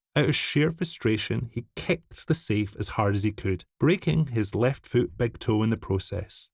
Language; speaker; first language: English; native; English